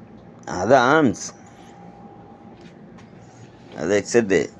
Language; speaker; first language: Arabic; non-native, learner; Tamil